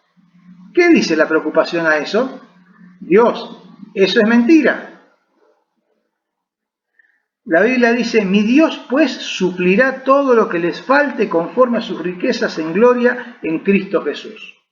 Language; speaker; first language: Spanish; native; Spanish